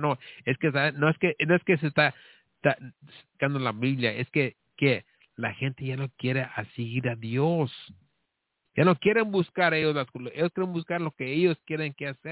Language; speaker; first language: Spanish; early bilingual, heritage; Spanish